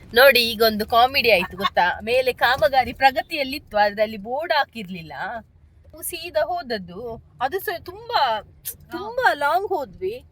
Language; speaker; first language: Kannada; native; Kannada